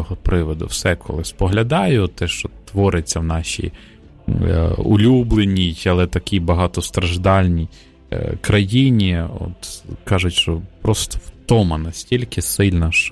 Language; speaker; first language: Ukrainian; native; Ukrainian